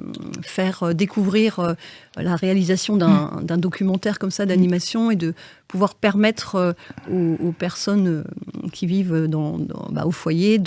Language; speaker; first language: French; native; French